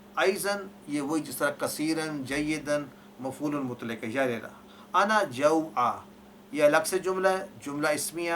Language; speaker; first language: Urdu; native; Urdu